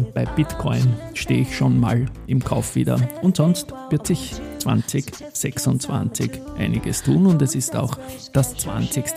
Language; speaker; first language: German; native; German